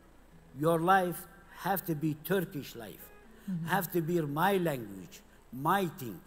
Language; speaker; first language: English; non-native, learner; Kurdish